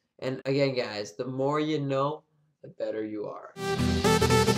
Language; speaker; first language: English; native; English